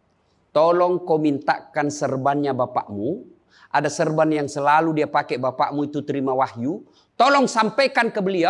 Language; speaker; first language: Indonesian; native; Indonesian